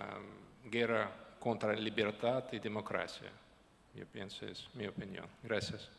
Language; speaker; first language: Spanish; non-native, fluent; Ukrainian